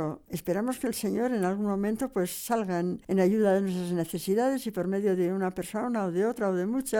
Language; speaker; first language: Spanish; native; Spanish